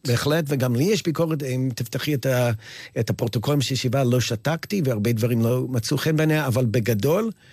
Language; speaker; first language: Hebrew; non-native, fluent; English